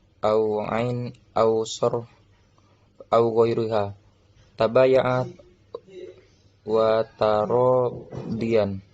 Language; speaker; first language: Arabic; non-native, learner; Indonesian